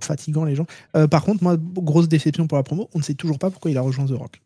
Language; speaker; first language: French; native; French